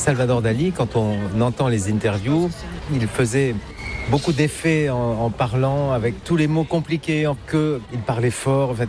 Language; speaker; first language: French; native; French